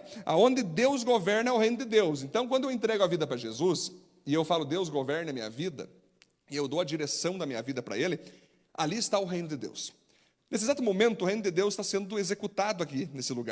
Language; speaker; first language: Portuguese; native; Portuguese